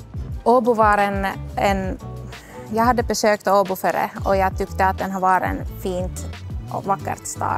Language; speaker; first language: Swedish; non-native, local second language; Finnish